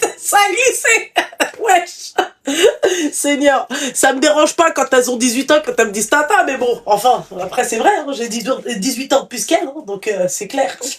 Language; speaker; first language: French; native; French